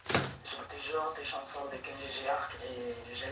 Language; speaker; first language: French; non-native, learner; Filipino